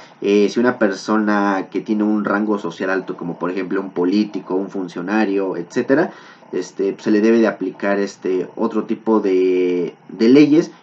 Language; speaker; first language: Spanish; native; Spanish